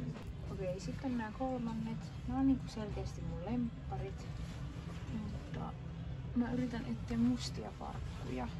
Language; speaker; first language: Finnish; native; Finnish